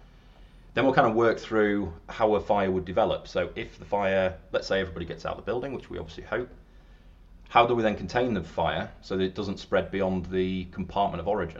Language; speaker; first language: English; native; English